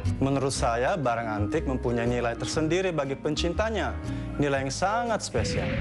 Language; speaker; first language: Indonesian; non-native, fluent; Italian